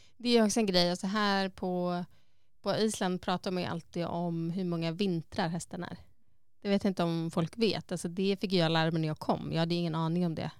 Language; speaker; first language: Swedish; native; Swedish